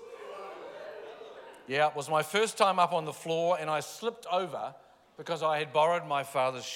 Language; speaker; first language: English; native; English